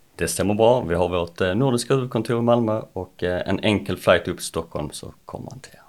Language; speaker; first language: Swedish; native; Swedish